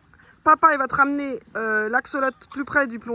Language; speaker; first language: French; native; French